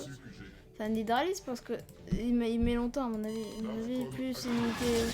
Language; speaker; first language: French; native; French